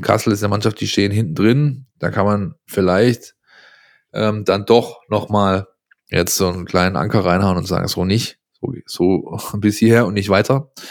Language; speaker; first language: German; native; German